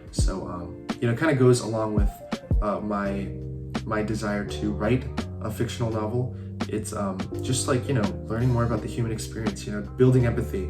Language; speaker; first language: English; early bilingual, other home language; Chinese